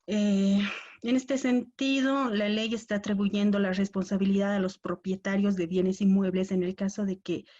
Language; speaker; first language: Spanish; native; Spanish